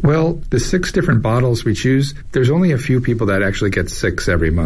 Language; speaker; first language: English; native; English